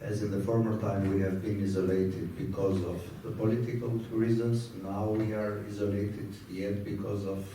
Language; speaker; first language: English; non-native, fluent; Albanian